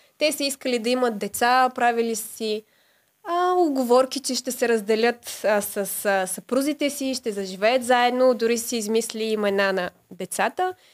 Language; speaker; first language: Bulgarian; native; Bulgarian